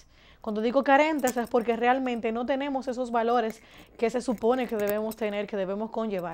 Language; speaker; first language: Spanish; native; Spanish